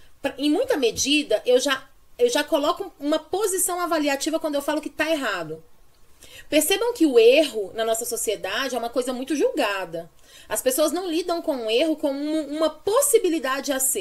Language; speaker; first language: Portuguese; native; Portuguese